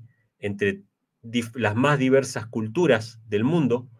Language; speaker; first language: Spanish; native; Spanish